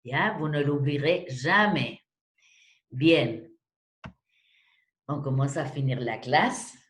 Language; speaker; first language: French; non-native, fluent; Spanish